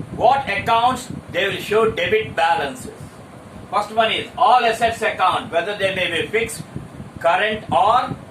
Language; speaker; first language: English; non-native, local second language; Telugu